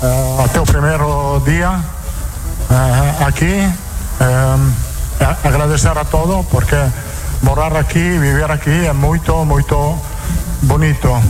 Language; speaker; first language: Portuguese; non-native, fluent; Italian